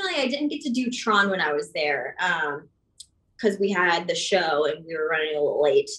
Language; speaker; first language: English; native; English